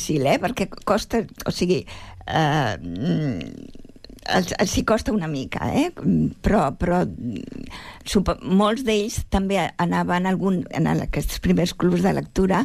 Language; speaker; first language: Catalan; native; Catalan